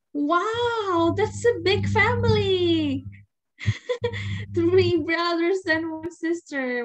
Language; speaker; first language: English; non-native, fluent; Indonesian